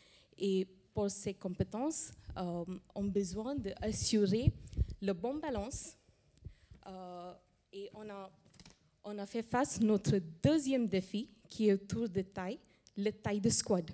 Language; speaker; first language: French; non-native, fluent; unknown